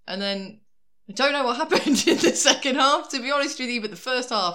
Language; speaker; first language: English; native; English